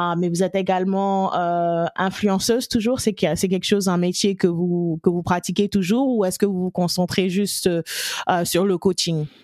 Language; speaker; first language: French; non-native, local second language; Wolof